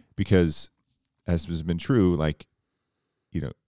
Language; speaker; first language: English; native; English